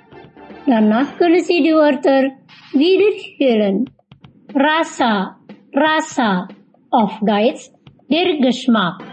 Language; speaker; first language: German; non-native, fluent; Indonesian